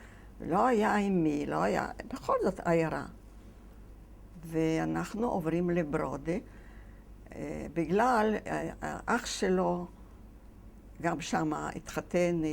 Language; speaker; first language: Hebrew; non-native, fluent; Yiddish